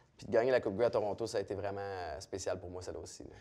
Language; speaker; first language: French; native; French